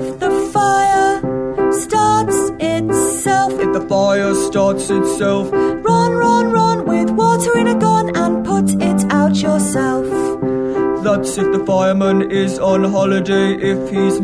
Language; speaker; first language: English; native; English